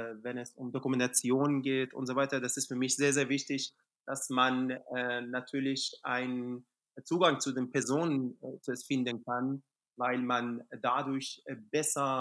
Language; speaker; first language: German; non-native, fluent; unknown